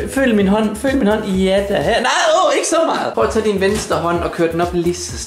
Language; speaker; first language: Danish; native; Danish